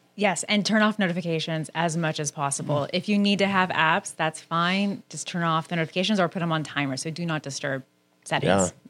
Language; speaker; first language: English; native; English